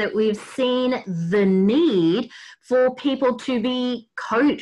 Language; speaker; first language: English; native; English